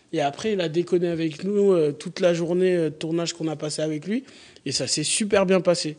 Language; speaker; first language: French; native; French